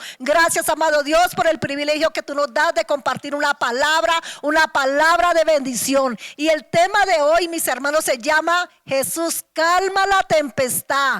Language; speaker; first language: Spanish; native; Spanish